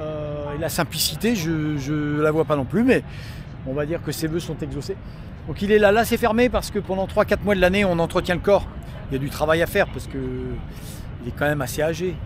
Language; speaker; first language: French; native; French